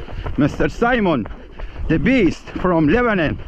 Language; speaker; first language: English; non-native, learner; Persian